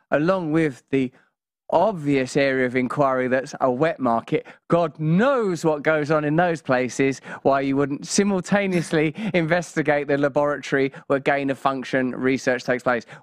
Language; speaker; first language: English; native; English